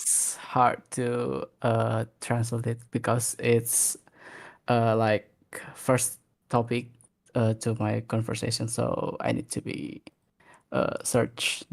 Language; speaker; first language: English; non-native, learner; Indonesian